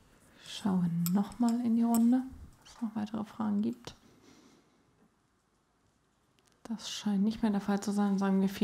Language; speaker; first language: German; native; German